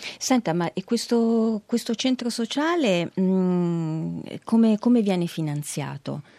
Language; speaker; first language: Italian; native; Italian